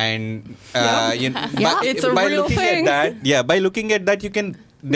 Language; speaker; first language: English; non-native, local second language; Telugu